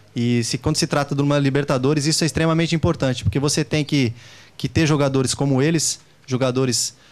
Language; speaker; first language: Portuguese; native; Portuguese